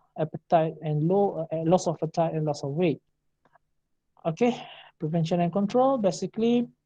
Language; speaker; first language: English; non-native, local second language; Malay